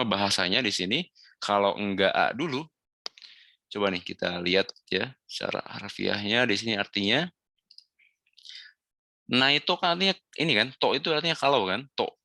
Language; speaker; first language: Indonesian; native; Indonesian